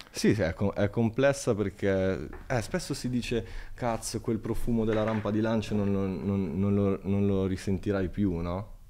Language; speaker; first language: Italian; native; Italian